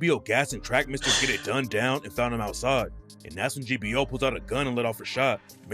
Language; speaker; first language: English; native; English